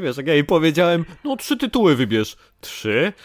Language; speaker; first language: Polish; native; Polish